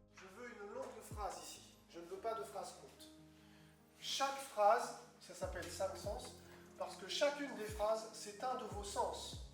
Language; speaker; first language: French; native; French